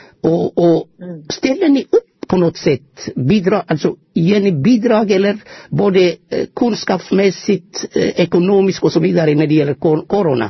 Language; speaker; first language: Swedish; non-native, fluent; Amharic